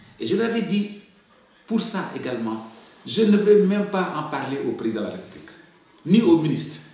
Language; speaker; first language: French; non-native, local second language; Wolof